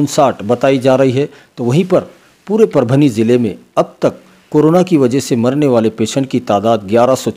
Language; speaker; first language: Hindi; non-native, local second language; Urdu